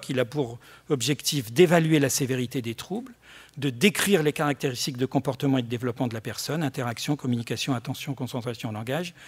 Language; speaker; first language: French; native; French